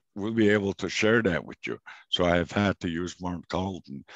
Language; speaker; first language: English; non-native, fluent; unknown